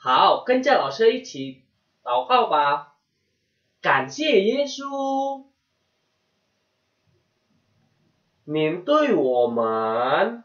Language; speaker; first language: Chinese; non-native, fluent; Indonesian